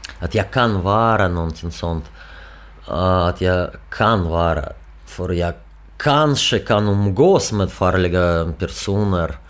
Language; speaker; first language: Swedish; non-native, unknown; Russian